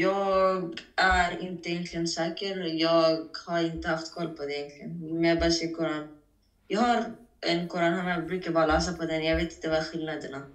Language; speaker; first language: Swedish; early bilingual, other home language; Urdu